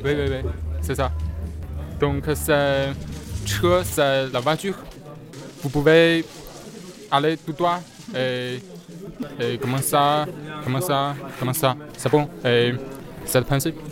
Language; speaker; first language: French; non-native, learner; Chinese